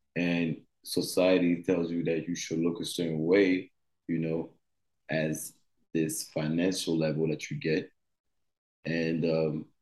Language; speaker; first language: English; early bilingual, other home language; French